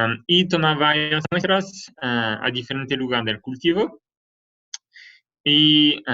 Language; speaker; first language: Spanish; non-native, fluent; French